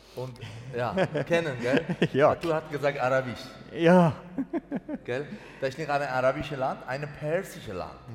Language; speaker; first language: German; non-native, learner; Persian